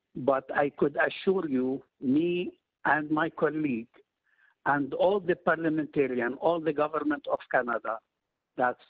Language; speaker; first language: English; non-native, fluent; Arabic